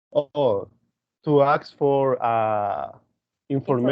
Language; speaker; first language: English; non-native, learner; Spanish